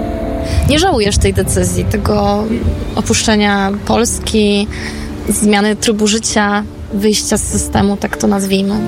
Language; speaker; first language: Polish; native; Polish